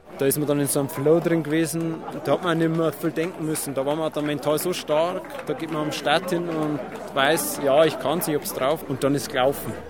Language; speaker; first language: German; native; German